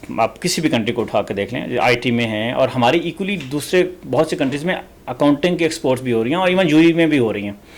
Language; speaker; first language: Urdu; non-native, local second language; Punjabi